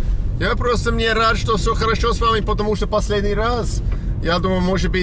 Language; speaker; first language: Russian; non-native, learner; English